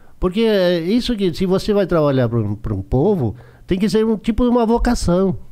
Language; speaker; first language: Portuguese; non-native, fluent; Spanish